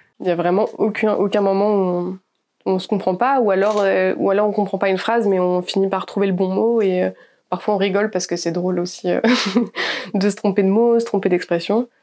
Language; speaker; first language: French; native; French